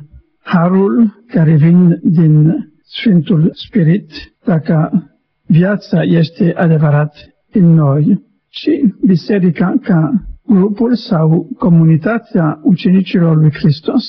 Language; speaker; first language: Romanian; non-native, learner; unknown